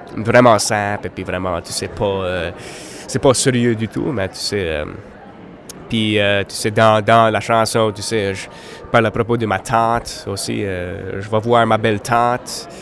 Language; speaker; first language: French; native; French